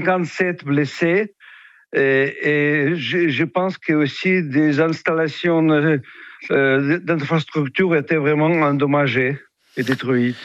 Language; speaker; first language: French; non-native, fluent; Russian